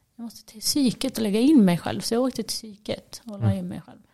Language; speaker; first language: Swedish; early bilingual, other home language; Portuguese